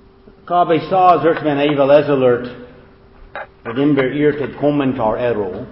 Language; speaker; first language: Hungarian; non-native, fluent; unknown